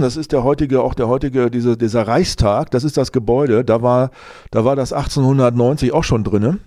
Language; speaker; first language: German; native; German